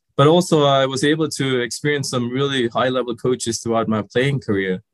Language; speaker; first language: English; early bilingual, other home language; Sinhala